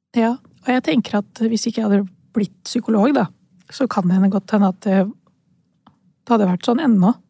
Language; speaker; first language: Norwegian; early bilingual, other home language; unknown